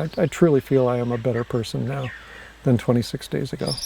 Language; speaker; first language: English; native; English